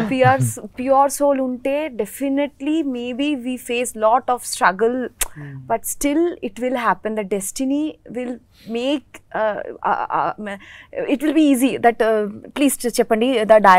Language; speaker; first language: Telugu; non-native, learner; Bangla